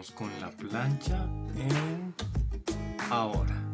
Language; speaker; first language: Spanish; native; Spanish